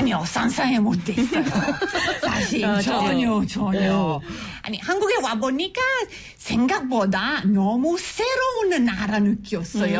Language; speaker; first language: Korean; non-native, fluent; Italian